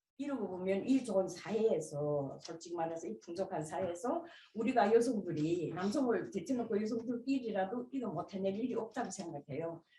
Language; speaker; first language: Korean; native; Korean